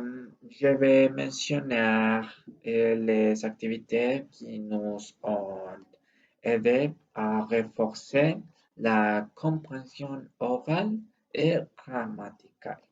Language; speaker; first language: French; non-native, learner; Spanish